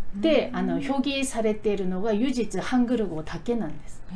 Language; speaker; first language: Japanese; non-native, fluent; Korean